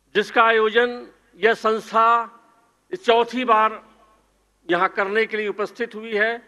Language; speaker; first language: Hindi; native; Hindi